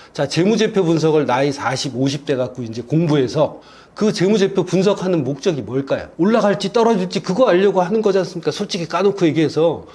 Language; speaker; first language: Korean; native; Korean